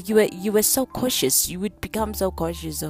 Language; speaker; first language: English; non-native, local second language; Zulu